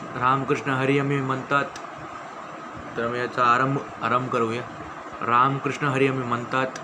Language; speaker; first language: Marathi; early bilingual, other home language; Tamil